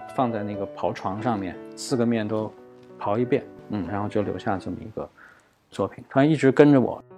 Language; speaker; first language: Chinese; native; Chinese